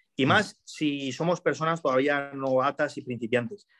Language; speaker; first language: Spanish; early bilingual, other home language; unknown